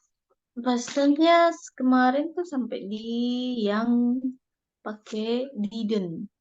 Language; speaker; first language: Indonesian; non-native, learner; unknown